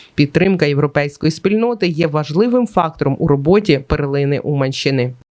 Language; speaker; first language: Ukrainian; native; Ukrainian